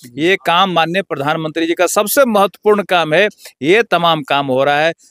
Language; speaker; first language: Hindi; native; Hindi